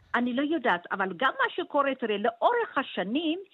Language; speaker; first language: Hebrew; non-native, fluent; Amharic